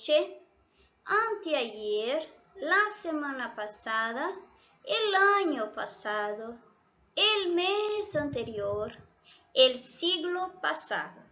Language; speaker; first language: Spanish; non-native, fluent; Portuguese